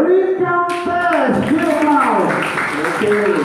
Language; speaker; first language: English; non-native, local second language; Indonesian